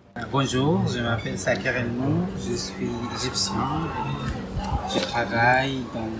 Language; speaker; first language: French; non-native, fluent; Arabic